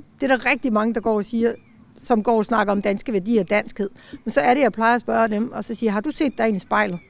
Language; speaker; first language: Danish; native; Danish